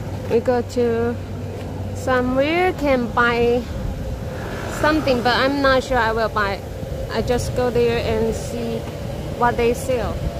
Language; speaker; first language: English; non-native, learner; Chinese